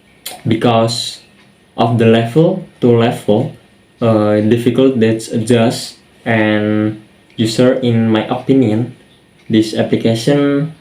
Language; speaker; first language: English; non-native, learner; Indonesian